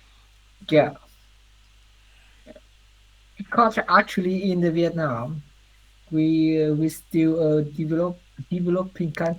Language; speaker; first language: English; non-native, learner; Vietnamese